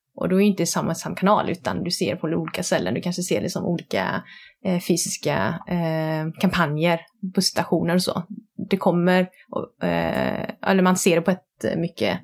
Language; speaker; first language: Swedish; early bilingual, other home language; Vietnamese